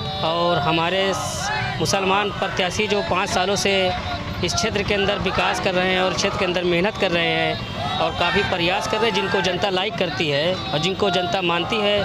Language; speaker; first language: Hindi; native; Hindi